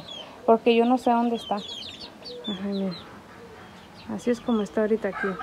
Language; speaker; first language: Spanish; native; Spanish